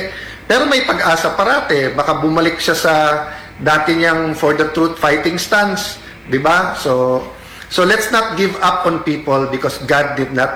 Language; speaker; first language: Filipino; native; Filipino